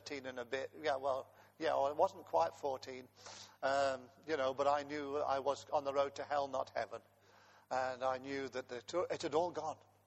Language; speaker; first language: English; native; English